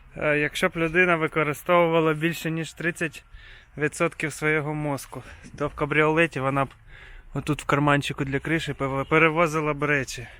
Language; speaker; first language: Ukrainian; native; Ukrainian